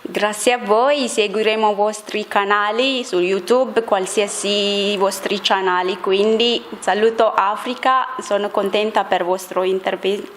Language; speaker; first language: Italian; non-native, learner; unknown